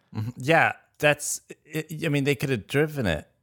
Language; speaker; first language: English; native; English